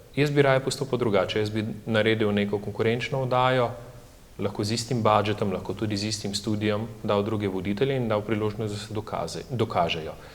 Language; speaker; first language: Slovenian; native; Slovenian